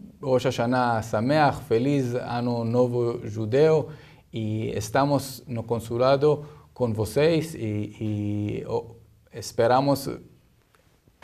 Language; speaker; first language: Portuguese; non-native, learner; Hebrew